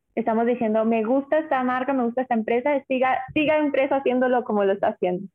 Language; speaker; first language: Spanish; native; Spanish